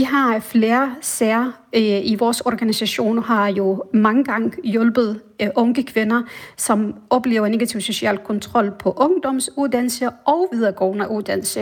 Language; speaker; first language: Danish; non-native, fluent; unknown